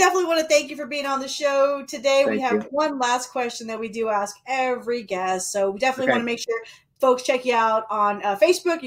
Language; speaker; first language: English; native; English